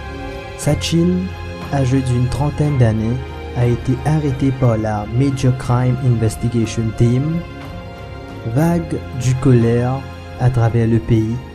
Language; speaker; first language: French; non-native, local second language; Morisyen